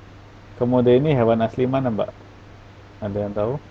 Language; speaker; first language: Indonesian; native; Indonesian